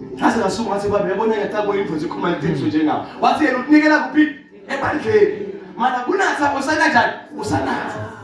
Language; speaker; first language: Zulu; non-native, local second language; Swati